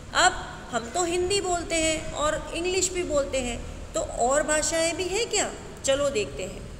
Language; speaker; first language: Hindi; native; Hindi